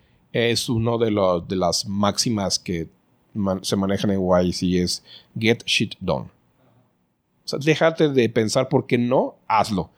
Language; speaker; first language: Spanish; native; Spanish